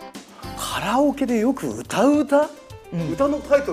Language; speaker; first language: Japanese; native; Japanese